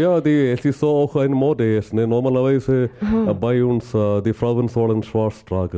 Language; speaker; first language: German; non-native, learner; Malayalam